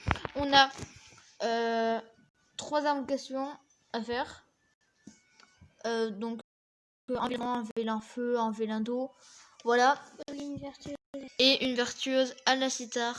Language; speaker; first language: French; native; French